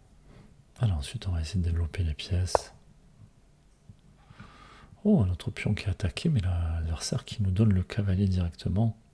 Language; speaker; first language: French; native; French